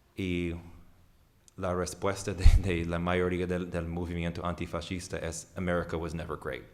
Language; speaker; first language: Spanish; non-native, fluent; English